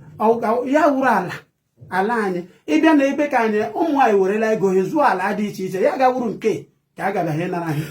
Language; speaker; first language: Igbo; native; Igbo